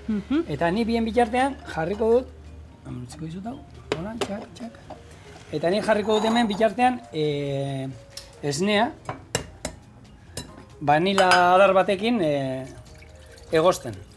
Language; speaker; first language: Basque; native; Basque